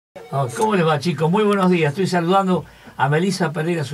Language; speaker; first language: Spanish; native; Spanish